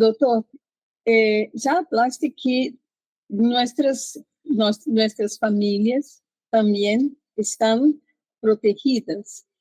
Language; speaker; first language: Spanish; non-native, learner; Portuguese